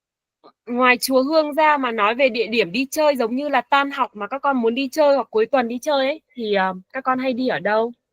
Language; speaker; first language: Vietnamese; native; Vietnamese